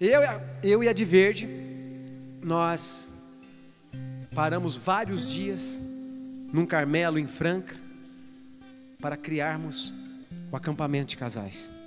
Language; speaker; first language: Portuguese; native; Portuguese